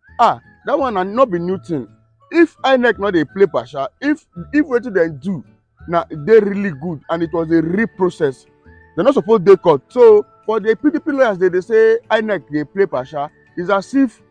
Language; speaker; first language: Nigerian Pidgin; native; Nigerian Pidgin